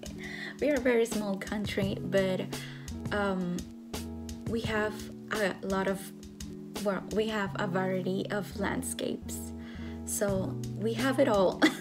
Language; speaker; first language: English; non-native, fluent; Spanish